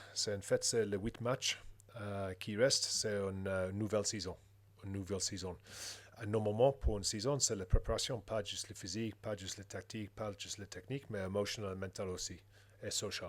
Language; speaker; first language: French; non-native, learner; English